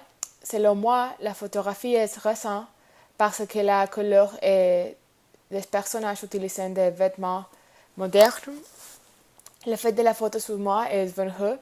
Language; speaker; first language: French; non-native, learner; Spanish